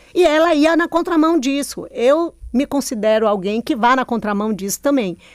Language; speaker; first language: Portuguese; native; Portuguese